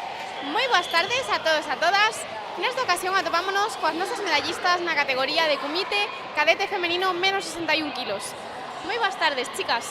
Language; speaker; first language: Galician; native; Galician